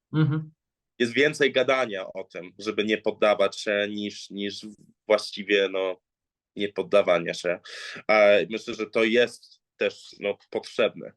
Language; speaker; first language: Polish; early bilingual, heritage; English